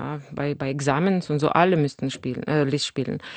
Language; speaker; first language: German; non-native, fluent; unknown